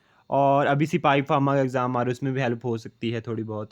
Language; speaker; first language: Hindi; native; Hindi